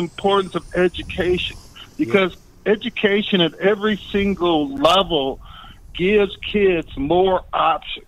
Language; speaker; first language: English; native; English